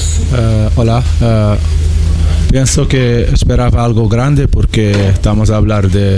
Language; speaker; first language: Spanish; non-native, fluent; Portuguese